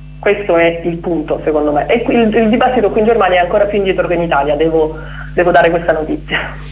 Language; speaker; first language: Italian; native; Italian